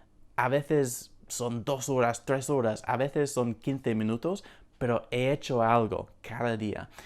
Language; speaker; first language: Spanish; non-native, fluent; English